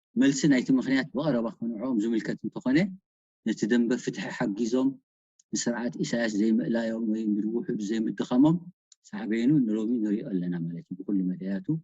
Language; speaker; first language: Tigrinya; native; Tigrinya